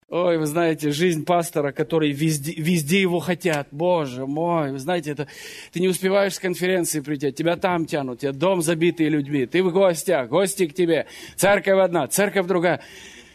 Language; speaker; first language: Russian; native; Russian